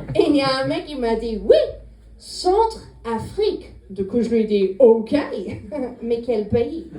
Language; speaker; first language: French; non-native, fluent; English